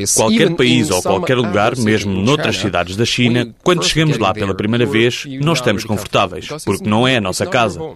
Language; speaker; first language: Portuguese; non-native, fluent; Chinese